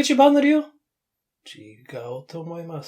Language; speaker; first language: Japanese; non-native, learner; English